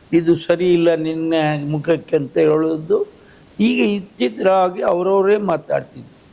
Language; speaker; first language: Kannada; native; Kannada